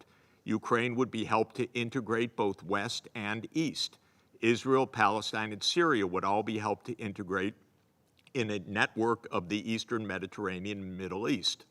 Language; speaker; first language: English; native; English